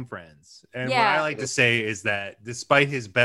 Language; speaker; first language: English; native; English